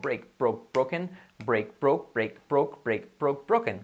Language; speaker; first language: English; non-native, fluent; Spanish